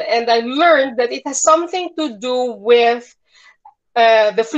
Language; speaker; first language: English; non-native, local second language; Cebuano